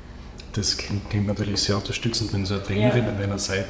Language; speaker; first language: German; native; German